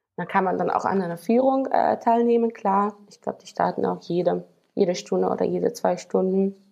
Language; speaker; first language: German; non-native, fluent; Slovak